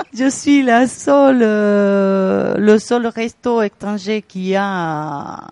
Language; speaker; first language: French; non-native, fluent; Spanish